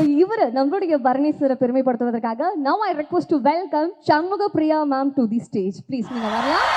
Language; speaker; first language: Tamil; native; Tamil